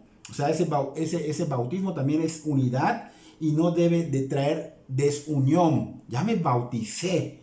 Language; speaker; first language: Spanish; native; Spanish